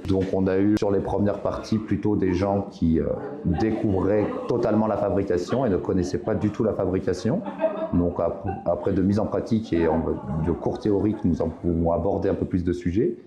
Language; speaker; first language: French; native; French